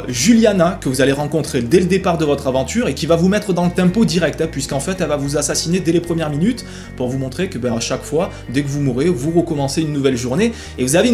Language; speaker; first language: French; native; French